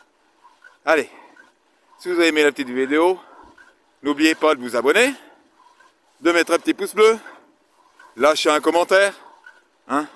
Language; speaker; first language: French; native; French